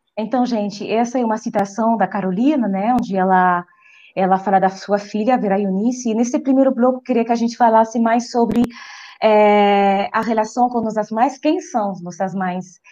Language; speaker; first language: Portuguese; non-native, fluent; French